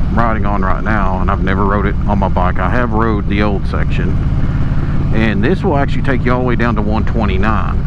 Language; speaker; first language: English; native; English